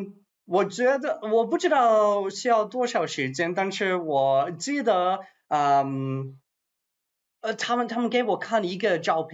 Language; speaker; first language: Chinese; non-native, fluent; English